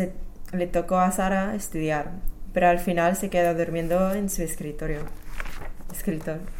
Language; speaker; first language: Spanish; non-native, fluent; English